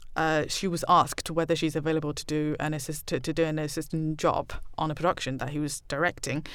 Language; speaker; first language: English; non-native, fluent; Chinese